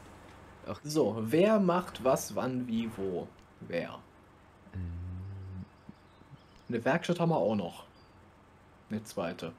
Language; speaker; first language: German; native; German